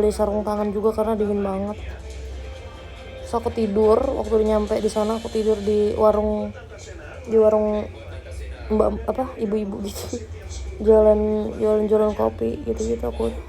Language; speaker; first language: Indonesian; native; Indonesian